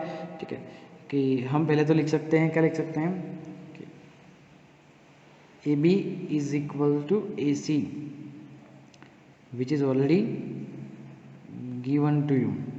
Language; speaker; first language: Hindi; native; Hindi